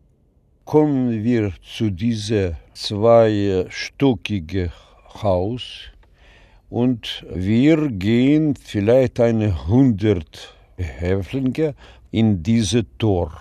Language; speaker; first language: German; non-native, learner; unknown